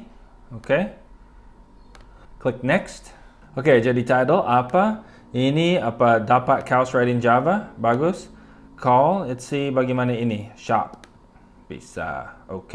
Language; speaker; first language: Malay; non-native, fluent; English